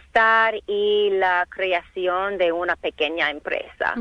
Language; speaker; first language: Spanish; non-native, learner; English